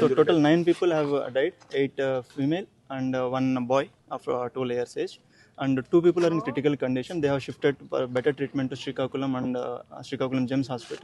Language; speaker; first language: English; non-native, local second language; Telugu